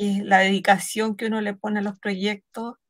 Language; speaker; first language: Spanish; native; Spanish